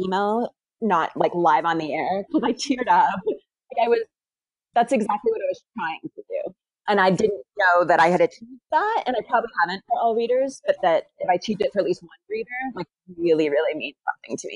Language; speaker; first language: English; native; English